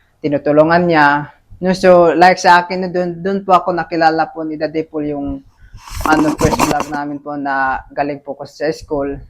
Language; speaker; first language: Filipino; non-native, local second language; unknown